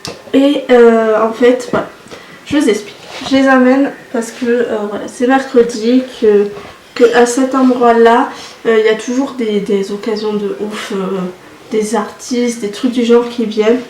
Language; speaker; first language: French; native; French